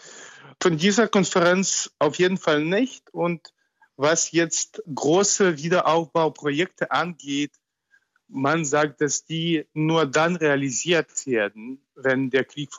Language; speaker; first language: German; non-native, fluent; Ukrainian